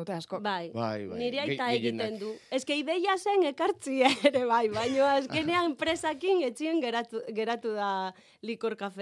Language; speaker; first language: Basque; non-native, learner; Galician